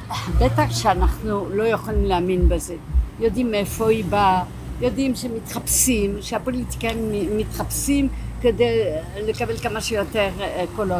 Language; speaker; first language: Hebrew; non-native, fluent; French